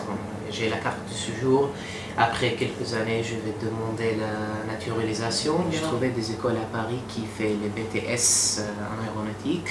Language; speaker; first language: French; non-native, fluent; Arabic